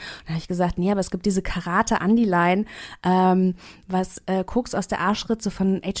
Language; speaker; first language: German; native; German